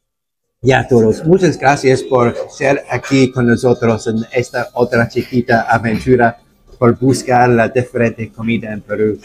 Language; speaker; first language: Spanish; non-native, learner; English